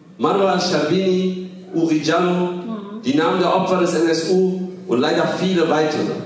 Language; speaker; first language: German; early bilingual, other home language; Kurdish